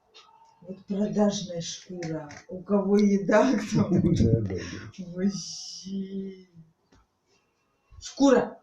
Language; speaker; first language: Russian; native; Russian